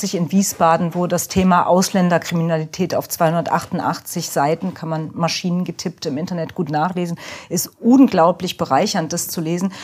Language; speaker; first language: German; native; German